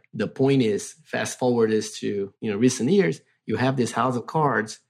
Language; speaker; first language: English; non-native, fluent; Portuguese